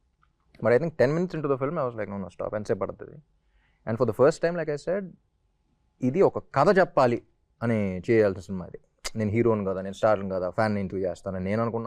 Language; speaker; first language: Telugu; native; Telugu